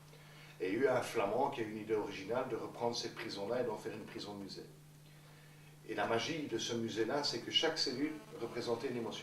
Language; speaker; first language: French; native; French